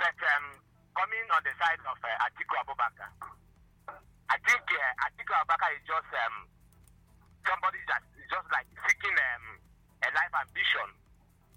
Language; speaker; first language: English; non-native, local second language; Igbo